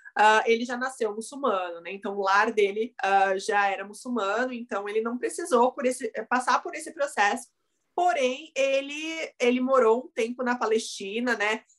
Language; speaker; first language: Portuguese; native; Portuguese